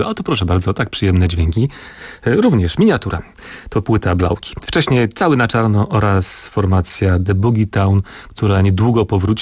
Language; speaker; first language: Polish; native; Polish